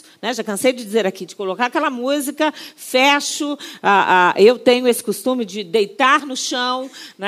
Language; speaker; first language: Portuguese; native; Portuguese